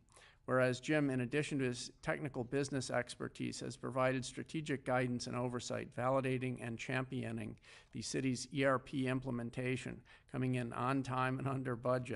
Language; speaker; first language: English; native; English